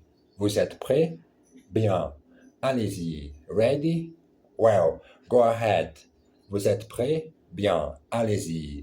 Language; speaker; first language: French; non-native, learner; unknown